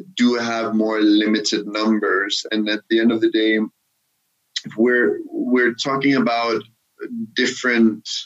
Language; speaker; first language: English; non-native, fluent; Danish